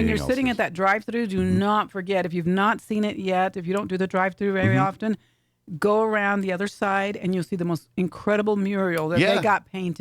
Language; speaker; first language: English; native; English